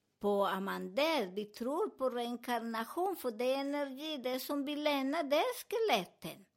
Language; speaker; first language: Swedish; non-native, fluent; Spanish